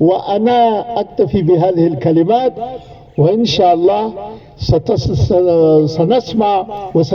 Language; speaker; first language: Arabic; non-native, fluent; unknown